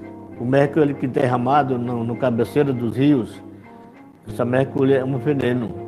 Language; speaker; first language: Portuguese; non-native, local second language; Yanomámi